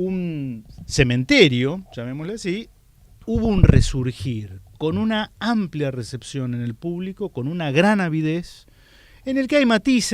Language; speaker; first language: Spanish; native; Spanish